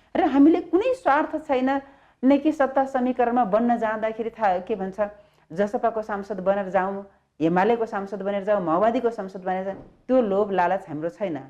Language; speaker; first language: Nepali; non-native, local second language; Dangaura Tharu